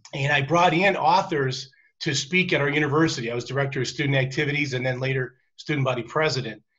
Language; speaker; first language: English; native; English